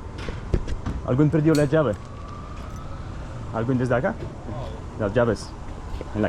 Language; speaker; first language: Spanish; non-native, fluent; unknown